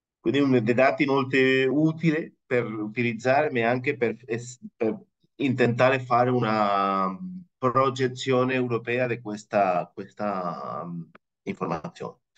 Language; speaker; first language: Italian; non-native, fluent; Spanish